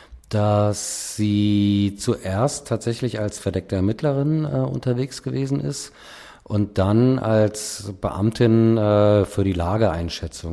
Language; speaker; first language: German; native; German